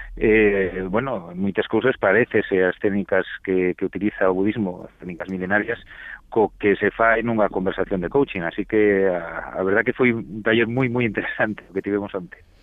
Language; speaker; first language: Galician; non-native, local second language; Spanish